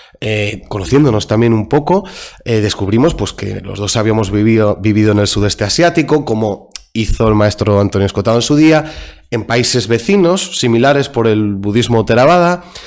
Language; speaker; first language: Spanish; native; Spanish